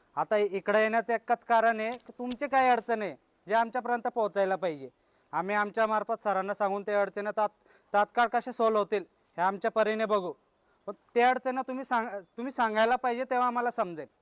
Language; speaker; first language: Marathi; non-native, local second language; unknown